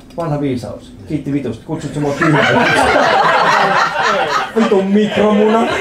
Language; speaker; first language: Finnish; early bilingual, other home language; Persian